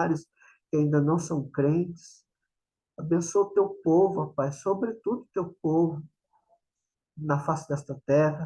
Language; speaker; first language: Portuguese; native; Portuguese